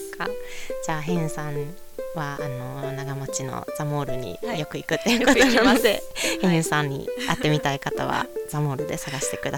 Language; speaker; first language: Japanese; native; Japanese